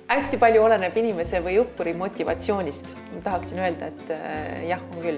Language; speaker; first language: Estonian; native; Estonian